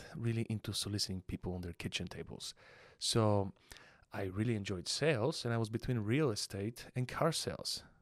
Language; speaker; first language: English; non-native, fluent; Bulgarian